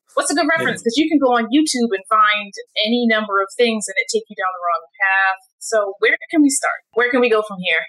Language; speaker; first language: English; native; English